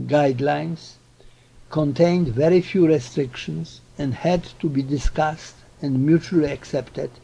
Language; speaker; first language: English; non-native, fluent; Polish